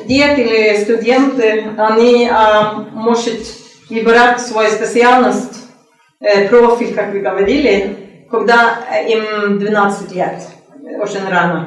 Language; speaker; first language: Russian; non-native, learner; Norwegian